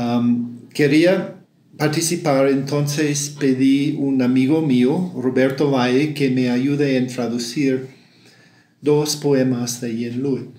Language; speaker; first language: Spanish; non-native, fluent; English